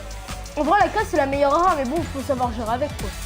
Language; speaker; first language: French; native; French